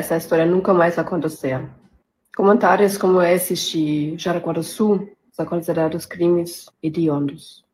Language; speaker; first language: Portuguese; non-native, fluent; German